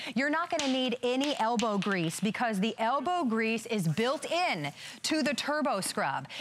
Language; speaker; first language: English; native; English